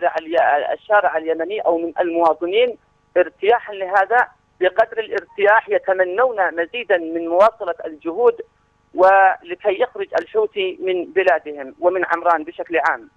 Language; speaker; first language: Arabic; native; Arabic